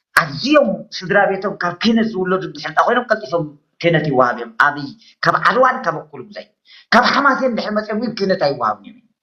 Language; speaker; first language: Tigrinya; native; Tigrinya